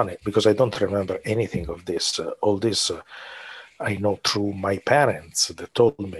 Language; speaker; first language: English; non-native, fluent; Italian